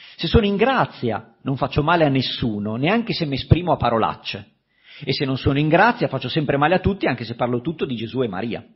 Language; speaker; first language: Italian; native; Italian